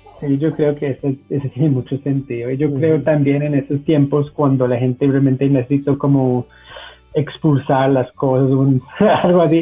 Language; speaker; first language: Spanish; non-native, fluent; English